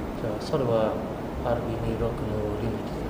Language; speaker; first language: Japanese; non-native, fluent; English